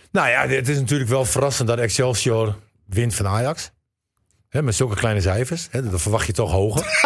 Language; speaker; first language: Dutch; native; Dutch